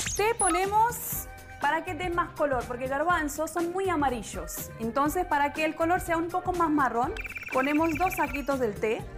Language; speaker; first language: Spanish; non-native, fluent; Hindi